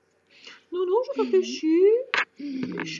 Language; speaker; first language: French; native; French